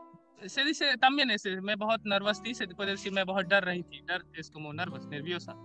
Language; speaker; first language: Spanish; non-native, learner; Hindi